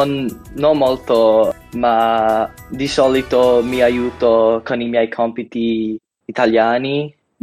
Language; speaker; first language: Italian; non-native, learner; English